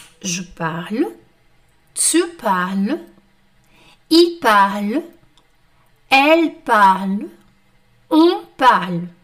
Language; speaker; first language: French; non-native, fluent; Portuguese